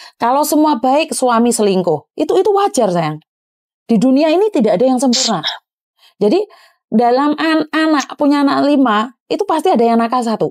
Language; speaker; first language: Indonesian; non-native, local second language; Javanese